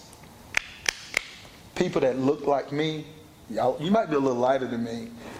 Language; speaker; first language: English; native; English